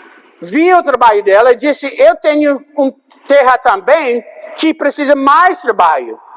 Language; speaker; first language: Portuguese; non-native, fluent; English